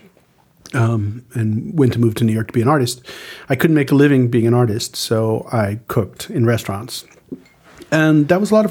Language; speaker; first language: English; native; English